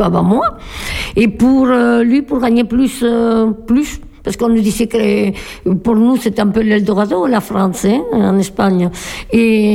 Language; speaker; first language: French; non-native, fluent; Spanish